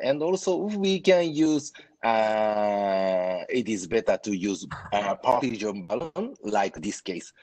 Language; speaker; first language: English; non-native, fluent; Japanese